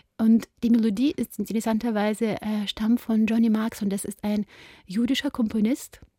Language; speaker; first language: German; non-native, fluent; Russian